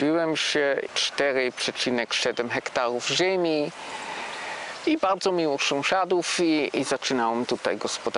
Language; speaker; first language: Polish; non-native, fluent; German